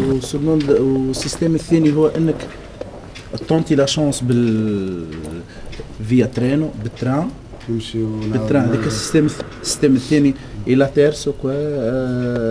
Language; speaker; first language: Italian; non-native, learner; Arabic